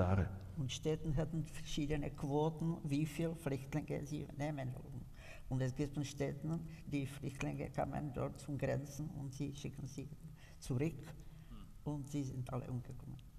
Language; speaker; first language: German; non-native, fluent; Czech